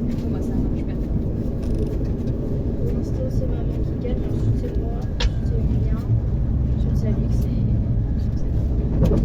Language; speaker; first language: French; native; French